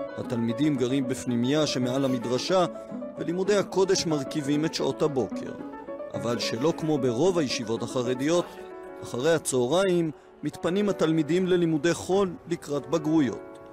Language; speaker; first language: Hebrew; native; Hebrew